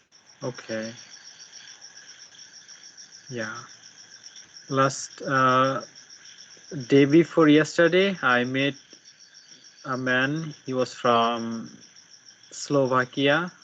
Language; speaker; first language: English; non-native, learner; Bangla